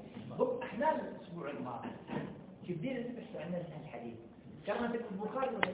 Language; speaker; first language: Arabic; native; Arabic